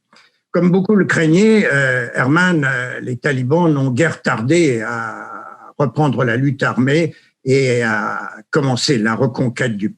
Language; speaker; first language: French; native; French